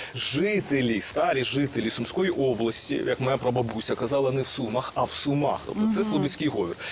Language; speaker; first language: Ukrainian; native; Ukrainian